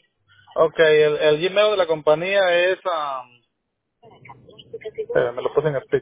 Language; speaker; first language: Spanish; native; Spanish